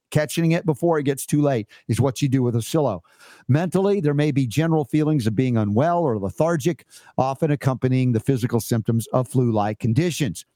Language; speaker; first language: English; native; English